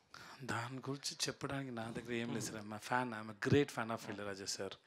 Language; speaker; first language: Telugu; non-native, learner; Tamil